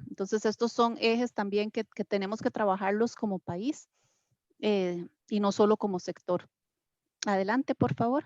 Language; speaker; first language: Spanish; native; Spanish